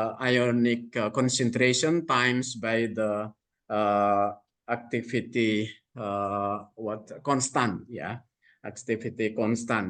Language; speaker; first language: English; non-native, fluent; Indonesian